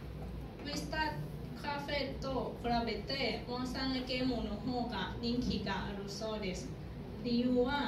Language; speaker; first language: Japanese; non-native, learner; Thai